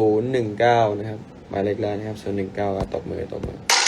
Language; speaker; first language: Thai; native; Thai